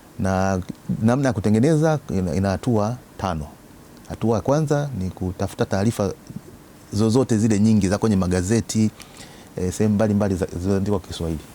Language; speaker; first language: Swahili; native; Swahili